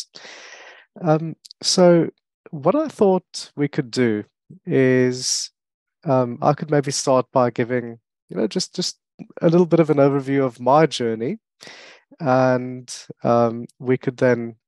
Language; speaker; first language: English; non-native, local second language; French